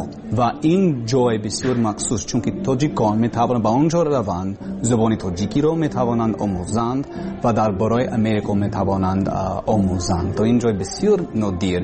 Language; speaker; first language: Persian; non-native, learner; English